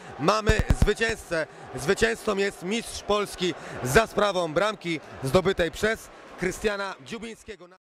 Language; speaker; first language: Polish; native; Polish